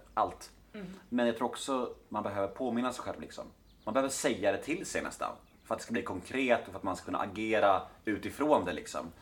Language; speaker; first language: Swedish; native; Swedish